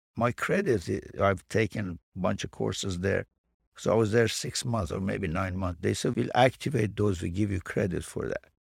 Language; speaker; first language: English; non-native, fluent; Persian